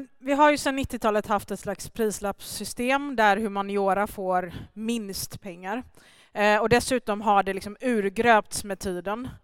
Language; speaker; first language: Swedish; early bilingual, other home language; Persian